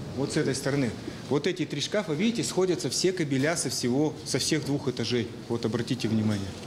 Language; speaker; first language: Russian; native; Russian